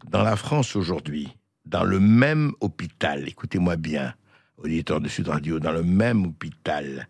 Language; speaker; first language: French; native; French